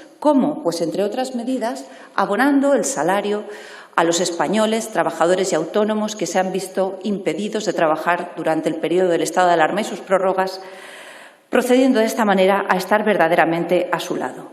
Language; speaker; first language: Spanish; native; Spanish